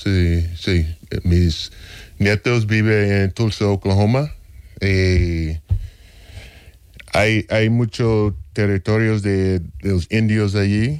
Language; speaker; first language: Spanish; non-native, fluent; English